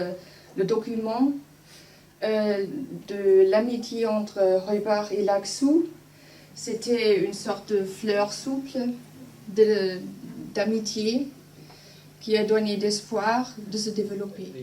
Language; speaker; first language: French; non-native, fluent; German